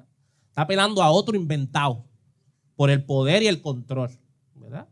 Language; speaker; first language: Spanish; native; Spanish